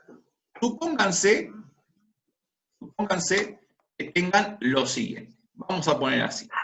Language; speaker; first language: Spanish; native; Spanish